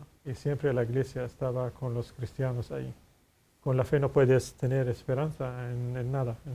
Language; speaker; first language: Spanish; non-native, fluent; Arabic